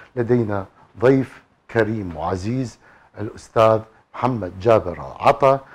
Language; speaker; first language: Arabic; native; Arabic